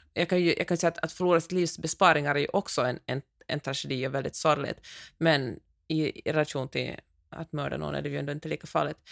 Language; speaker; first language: Swedish; native; Swedish